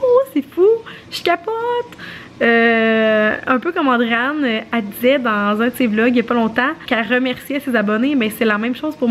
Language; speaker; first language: French; native; French